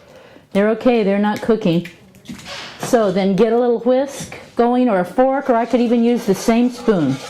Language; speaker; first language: English; native; English